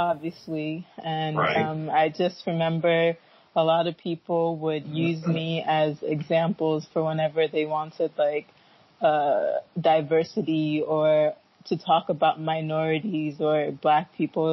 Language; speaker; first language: English; early bilingual, other home language; Akan